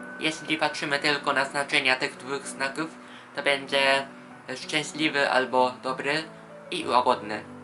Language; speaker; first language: Polish; non-native, fluent; Japanese